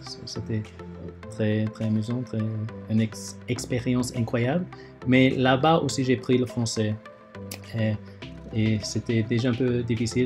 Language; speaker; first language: French; early bilingual, other home language; Chinese